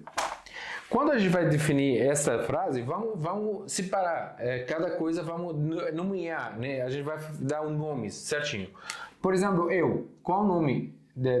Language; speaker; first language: Portuguese; non-native, fluent; Arabic